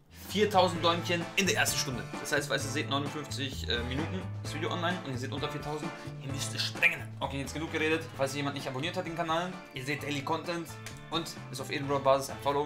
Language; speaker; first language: German; native; German